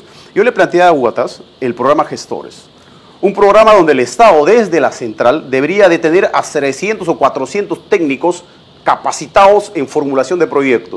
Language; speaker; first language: Spanish; native; Spanish